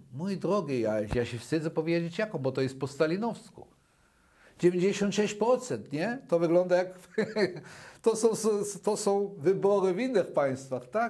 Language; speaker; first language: Polish; early bilingual, other home language; Yiddish